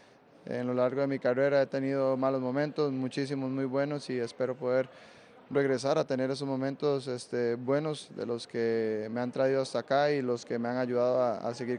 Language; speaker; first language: Spanish; native; Spanish